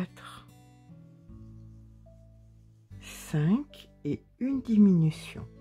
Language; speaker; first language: French; native; French